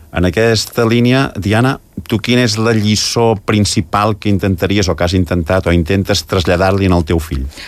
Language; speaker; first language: Catalan; native; Catalan